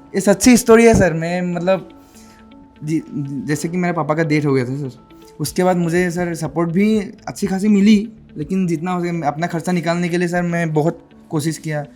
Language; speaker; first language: Hindi; non-native, local second language; Assamese